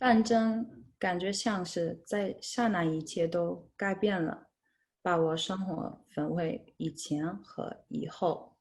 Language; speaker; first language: Chinese; non-native, learner; English